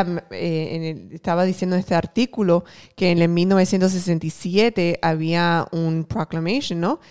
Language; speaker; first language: Spanish; early bilingual, heritage; Spanish